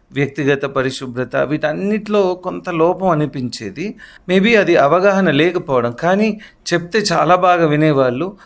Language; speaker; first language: Telugu; native; Telugu